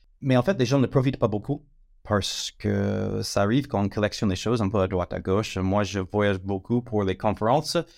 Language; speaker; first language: French; non-native, fluent; English